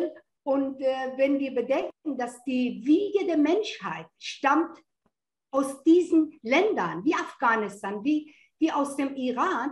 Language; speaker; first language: German; non-native, fluent; Persian